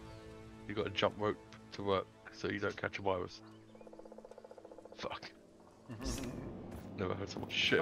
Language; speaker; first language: English; native; English